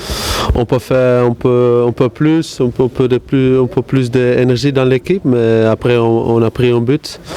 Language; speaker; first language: French; non-native, learner; Dutch